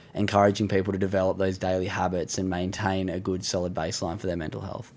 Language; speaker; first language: English; native; English